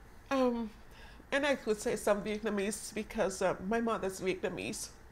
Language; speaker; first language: English; non-native, learner; Vietnamese